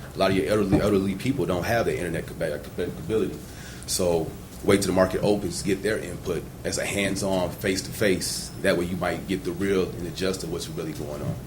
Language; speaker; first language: English; native; English